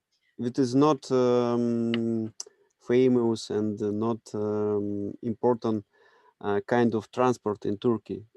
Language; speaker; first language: English; non-native, learner; Russian